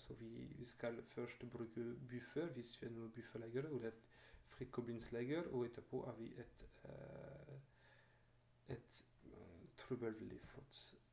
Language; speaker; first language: Norwegian; non-native, fluent; French